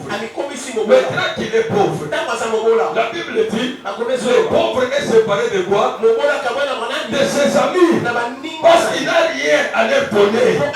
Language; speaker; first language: French; non-native, local second language; Lingala